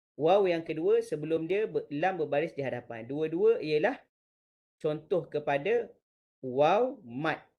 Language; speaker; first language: Malay; native; Malay